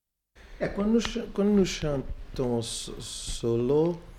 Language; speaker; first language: French; non-native, fluent; Portuguese